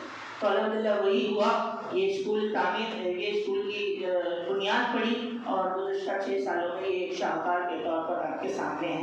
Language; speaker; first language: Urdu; non-native, local second language; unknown